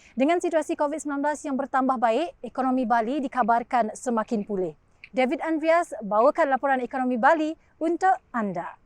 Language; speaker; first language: Malay; native; Malay